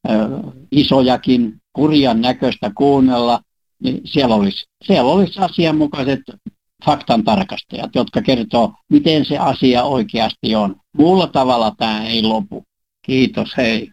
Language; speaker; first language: Finnish; native; Finnish